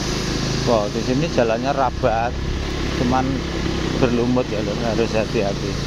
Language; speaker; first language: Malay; non-native, local second language; Javanese